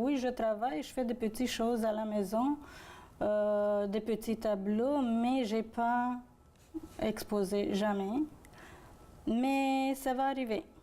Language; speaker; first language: French; non-native, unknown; Romanian